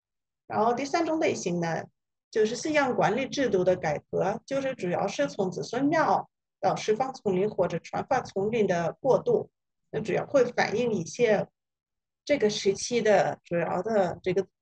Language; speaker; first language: Chinese; non-native, fluent; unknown